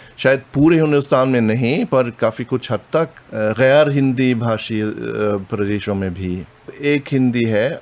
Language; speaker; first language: Hindi; non-native, fluent; German